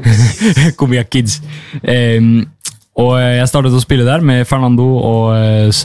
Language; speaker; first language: Norwegian; non-native, learner; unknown